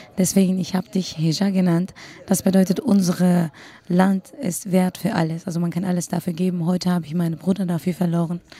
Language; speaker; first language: German; non-native, fluent; Kurdish